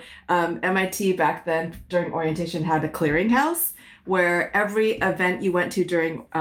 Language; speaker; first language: English; early bilingual, other home language; Min Nan Chinese